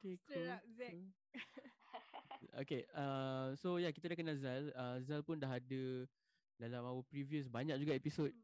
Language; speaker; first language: Malay; native; Malay